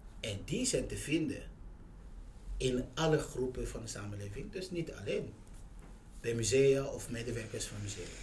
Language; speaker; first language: Dutch; non-native, fluent; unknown